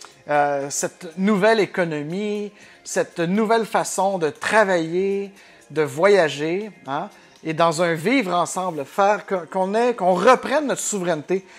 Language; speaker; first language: French; native; French